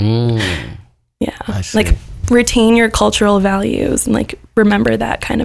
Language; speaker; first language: English; early bilingual, other home language; Gujarati